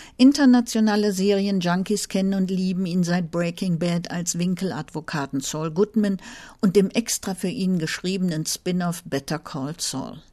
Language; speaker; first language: German; native; German